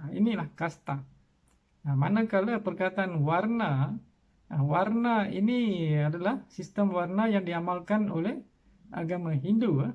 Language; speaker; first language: Malay; non-native, local second language; Tamil